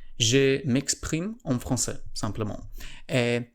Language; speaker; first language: French; non-native, learner; Polish